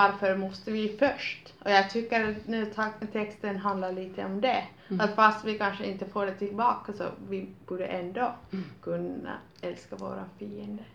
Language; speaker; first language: Swedish; non-native, local second language; Finnish